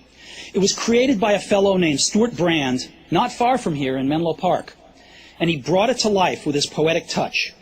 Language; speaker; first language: English; native; English